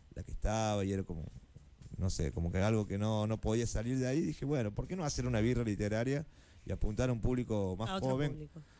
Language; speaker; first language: Spanish; native; Spanish